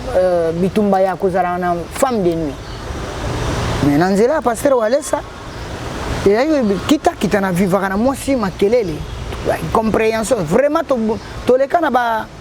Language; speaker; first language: Lingala; native; Lingala